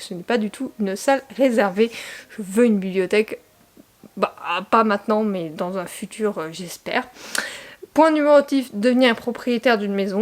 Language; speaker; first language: French; native; French